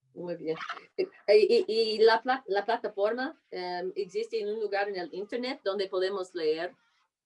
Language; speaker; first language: Spanish; non-native, fluent; English